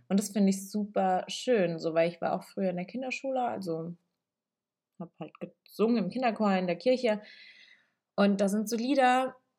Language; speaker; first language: German; early bilingual, other home language; Italian